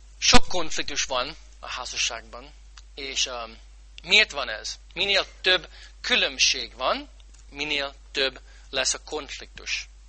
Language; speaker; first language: Hungarian; non-native, learner; English